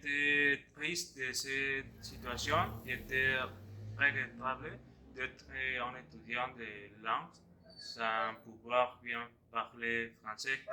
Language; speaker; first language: French; non-native, learner; Spanish